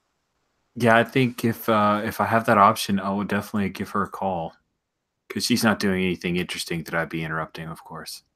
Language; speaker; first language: English; native; English